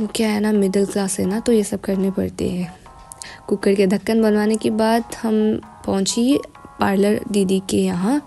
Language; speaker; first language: Hindi; non-native, local second language; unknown